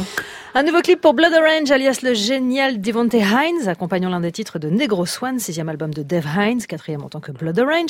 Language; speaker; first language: French; native; French